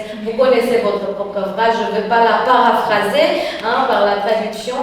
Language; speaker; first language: French; non-native, fluent; Romanian